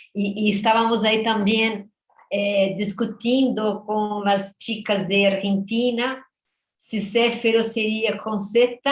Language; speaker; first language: Spanish; non-native, fluent; Portuguese